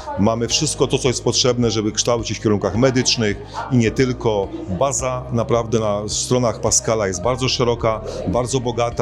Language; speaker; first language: Polish; native; Polish